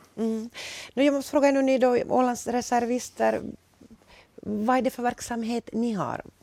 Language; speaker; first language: Swedish; native; Swedish